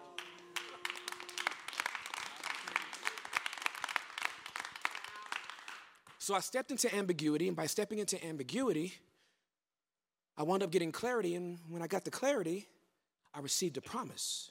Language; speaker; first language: English; native; English